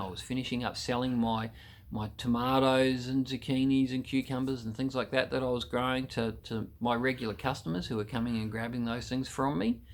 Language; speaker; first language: English; native; English